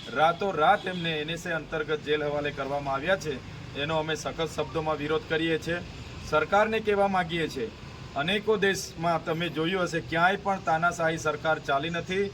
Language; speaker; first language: Gujarati; non-native, local second language; Vasavi